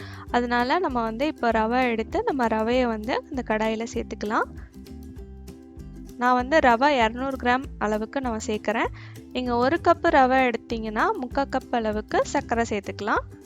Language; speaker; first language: Tamil; native; Tamil